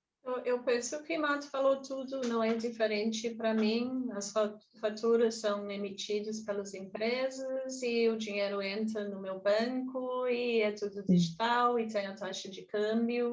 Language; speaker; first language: Portuguese; non-native, fluent; English